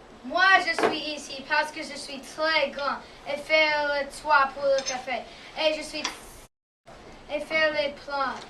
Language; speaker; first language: French; non-native, learner; English